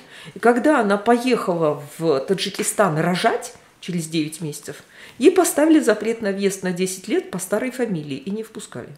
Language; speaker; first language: Russian; native; Russian